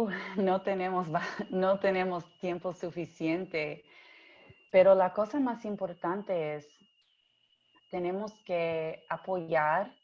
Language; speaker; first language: Spanish; early bilingual, heritage; English